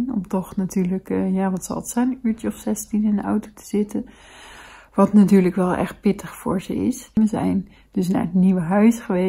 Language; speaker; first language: Dutch; native; Dutch